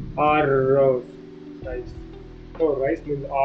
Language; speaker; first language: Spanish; non-native, learner; English